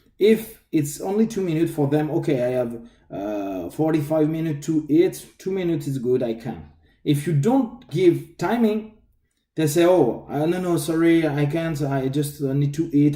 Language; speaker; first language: English; non-native, fluent; French